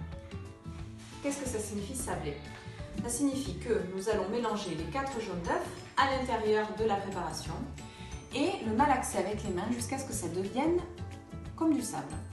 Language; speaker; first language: French; native; French